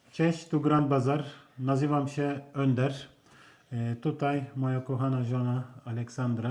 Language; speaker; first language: Polish; non-native, learner; Turkish